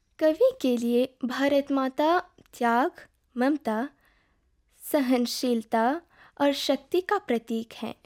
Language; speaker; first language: Hindi; early bilingual, heritage; Hindi